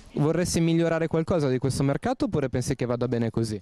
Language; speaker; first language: Italian; native; Italian